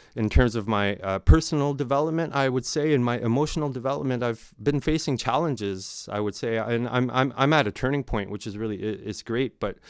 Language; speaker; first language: English; non-native, fluent; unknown